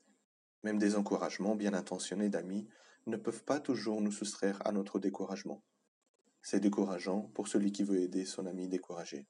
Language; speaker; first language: French; native; French